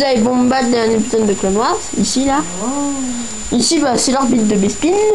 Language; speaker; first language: French; native; French